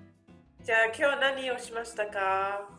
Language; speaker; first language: Japanese; non-native, learner; English